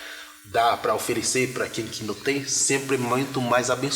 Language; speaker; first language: Portuguese; non-native, fluent; Haitian Creole